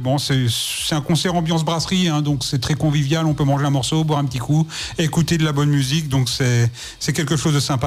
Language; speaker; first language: French; native; French